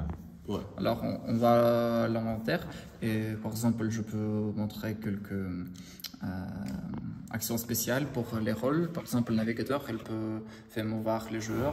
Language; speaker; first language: French; non-native, learner; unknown